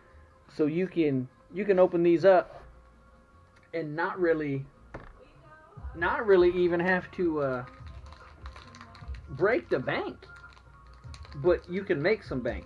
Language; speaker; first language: English; native; English